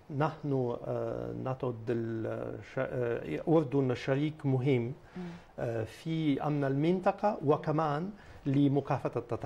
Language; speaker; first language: Arabic; non-native, fluent; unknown